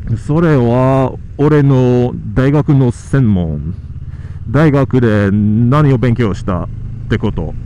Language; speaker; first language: Japanese; non-native, learner; English